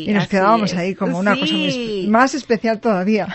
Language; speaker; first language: Spanish; native; Spanish